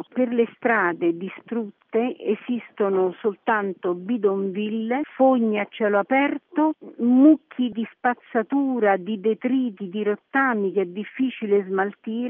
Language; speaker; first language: Italian; native; Italian